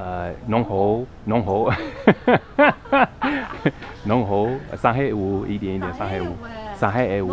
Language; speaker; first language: Chinese; non-native, fluent; English